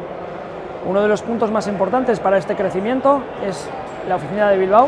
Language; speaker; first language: Spanish; native; Spanish